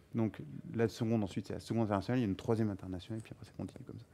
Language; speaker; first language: French; native; French